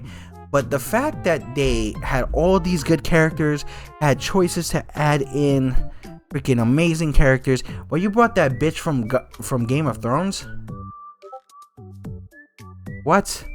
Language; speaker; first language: English; native; English